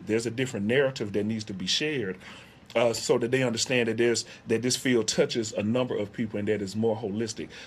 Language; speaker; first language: English; native; English